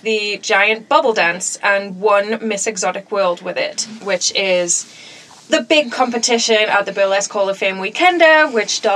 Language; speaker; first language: English; native; English